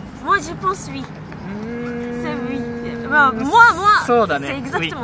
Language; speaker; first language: French; non-native, fluent; Japanese